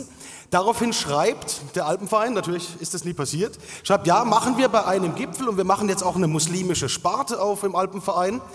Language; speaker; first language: German; native; German